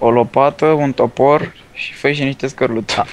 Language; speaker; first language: Romanian; native; Romanian